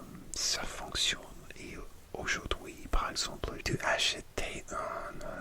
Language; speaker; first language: French; non-native, learner; English